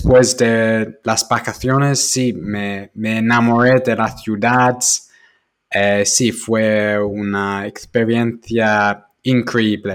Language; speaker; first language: Spanish; non-native, fluent; English